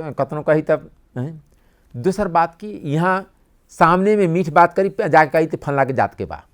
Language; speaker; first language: Bhojpuri; non-native, local second language; Maithili